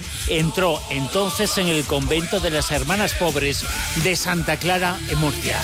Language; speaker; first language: Spanish; native; Spanish